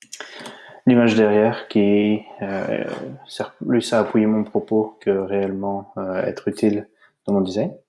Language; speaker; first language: French; native; French